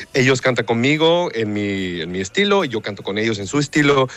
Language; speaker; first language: Spanish; early bilingual, other home language; English